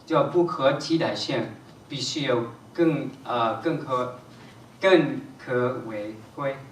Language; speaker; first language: Chinese; non-native, fluent; English